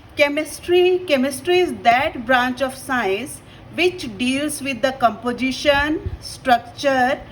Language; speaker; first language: English; non-native, local second language; Punjabi